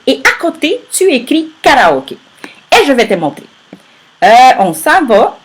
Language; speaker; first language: French; native; French